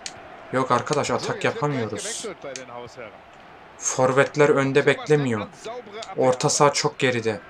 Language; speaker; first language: Turkish; native; Turkish